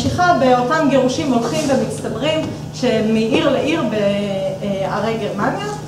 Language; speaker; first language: Hebrew; native; Hebrew